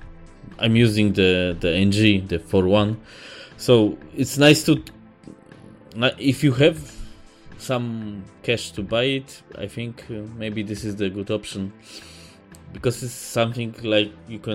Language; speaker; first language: English; non-native, fluent; Polish